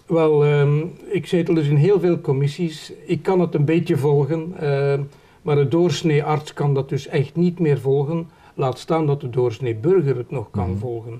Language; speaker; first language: Dutch; native; Dutch